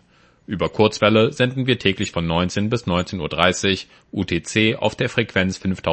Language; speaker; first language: German; native; German